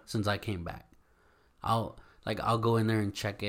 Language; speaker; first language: English; early bilingual, other home language; Spanish